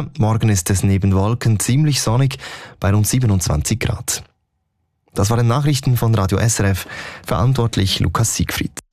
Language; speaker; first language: German; native; German